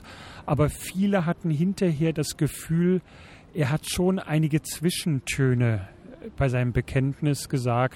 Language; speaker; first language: German; native; German